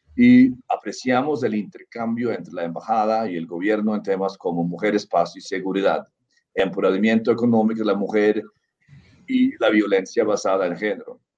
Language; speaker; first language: Spanish; non-native, fluent; Norwegian